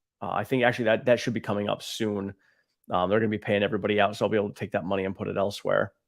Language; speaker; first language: English; native; English